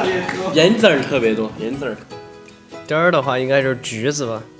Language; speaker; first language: Chinese; native; Chinese